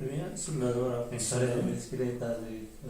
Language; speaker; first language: Spanish; non-native, learner; Arabic